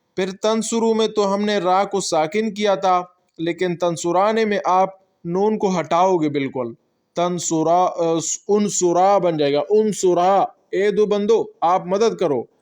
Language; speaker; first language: Urdu; non-native, local second language; Pashto